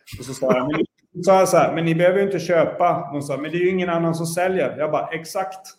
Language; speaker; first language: Swedish; native; Swedish